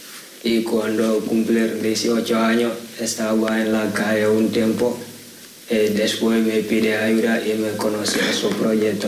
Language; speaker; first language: Spanish; non-native, learner; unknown